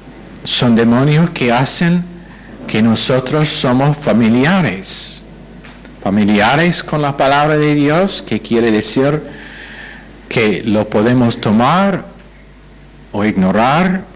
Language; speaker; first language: Spanish; non-native, fluent; English